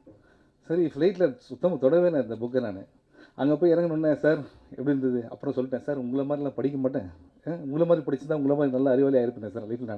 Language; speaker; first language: Tamil; native; Tamil